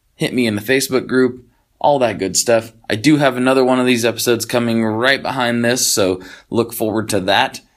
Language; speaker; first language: English; early bilingual, other home language; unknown